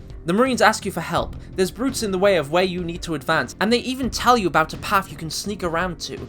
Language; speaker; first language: English; native; English